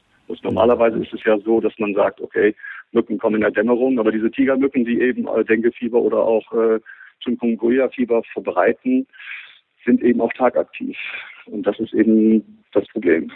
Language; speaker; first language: German; native; German